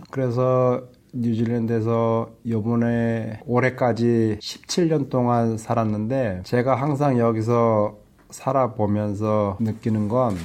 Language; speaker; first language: Korean; native; Korean